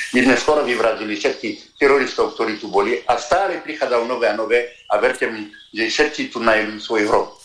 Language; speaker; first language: Slovak; non-native, fluent; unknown